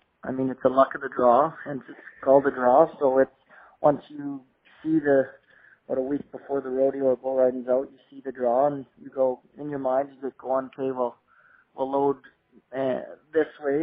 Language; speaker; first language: English; native; English